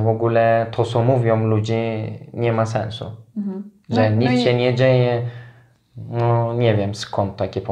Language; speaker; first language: Polish; non-native, fluent; Turkish